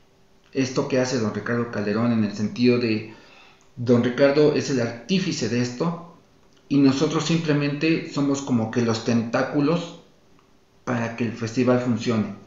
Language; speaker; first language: Spanish; native; Spanish